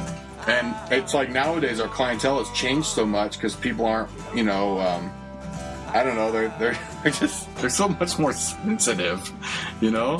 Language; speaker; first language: English; native; English